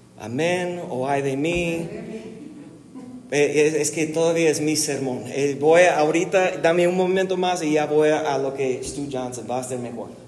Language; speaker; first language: Spanish; non-native, fluent; English